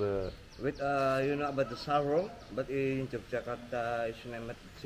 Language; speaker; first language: English; non-native, learner; Indonesian